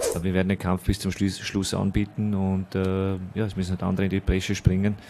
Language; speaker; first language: German; native; German